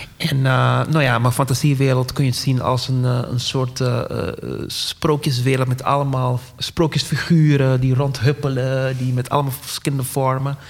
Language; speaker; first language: Dutch; non-native, local second language; Papiamento